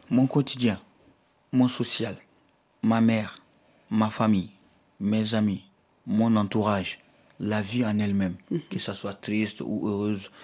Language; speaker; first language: French; non-native, local second language; Bambara